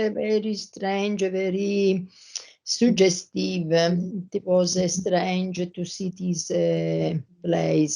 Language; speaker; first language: English; non-native, learner; Italian